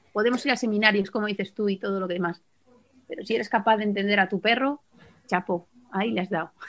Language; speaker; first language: Spanish; native; Spanish